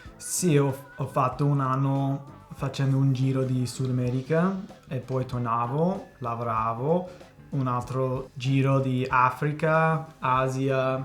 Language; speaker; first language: Italian; non-native, fluent; English